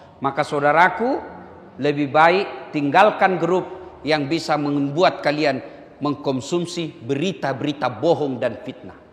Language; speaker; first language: Indonesian; native; Indonesian